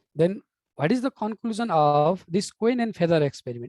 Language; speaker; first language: English; non-native, local second language; Nepali